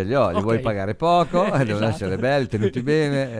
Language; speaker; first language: Italian; native; Italian